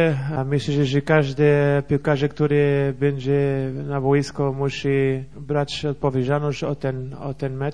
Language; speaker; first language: Polish; non-native, learner; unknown